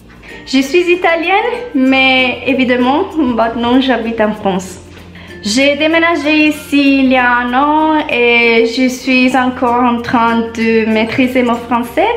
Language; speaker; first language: French; non-native, learner; Italian